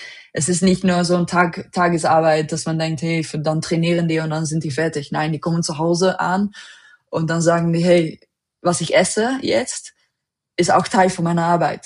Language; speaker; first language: German; non-native, fluent; Dutch